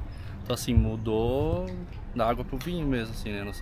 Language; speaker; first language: Portuguese; native; Portuguese